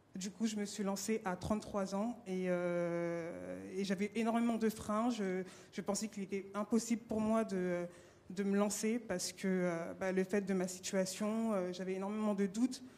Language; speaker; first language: French; native; French